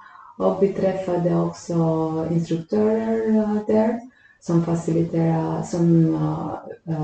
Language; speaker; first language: Swedish; non-native, fluent; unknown